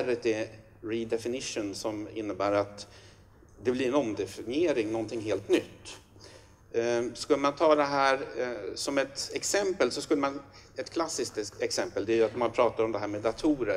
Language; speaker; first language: Swedish; native; Swedish